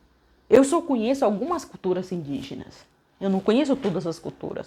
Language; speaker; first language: Portuguese; non-native, local second language; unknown